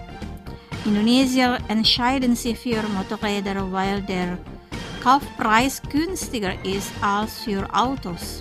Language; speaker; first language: German; non-native, fluent; Indonesian